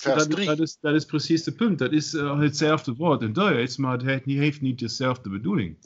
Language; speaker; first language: Dutch; non-native, learner; German